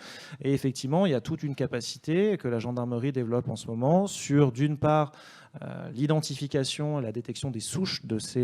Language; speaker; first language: French; native; French